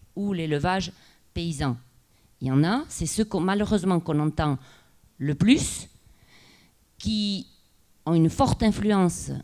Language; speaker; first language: French; non-native, local second language; Basque